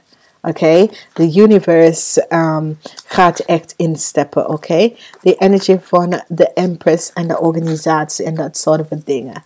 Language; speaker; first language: Dutch; non-native, fluent; English